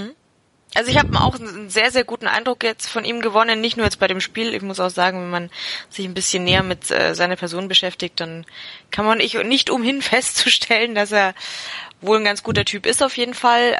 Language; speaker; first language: German; native; German